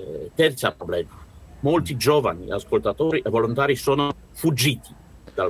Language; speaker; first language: Italian; non-native, learner; Russian